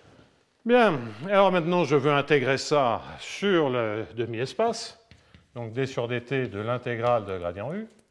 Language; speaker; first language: French; native; French